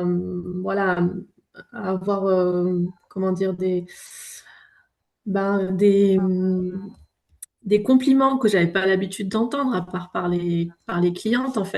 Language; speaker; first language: French; native; French